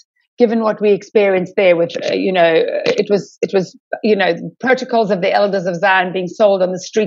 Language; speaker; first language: English; native; English